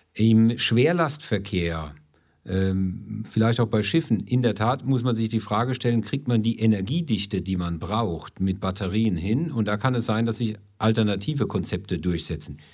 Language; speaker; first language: German; native; German